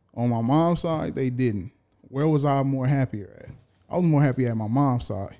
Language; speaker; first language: English; native; English